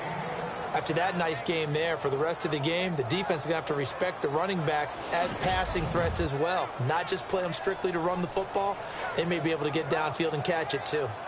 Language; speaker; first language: English; native; English